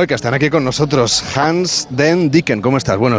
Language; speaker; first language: Spanish; native; Spanish